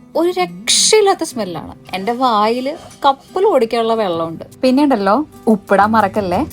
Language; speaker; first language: Malayalam; native; Malayalam